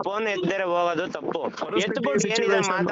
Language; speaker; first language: Kannada; native; Kannada